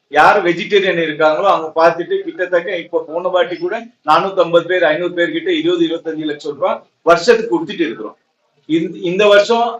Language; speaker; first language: Tamil; non-native, local second language; Marwari